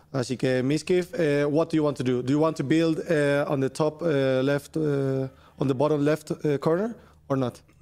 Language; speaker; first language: English; non-native, fluent; Spanish